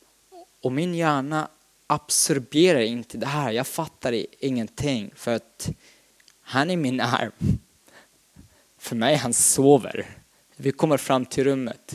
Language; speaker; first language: Swedish; non-native, fluent; Arabic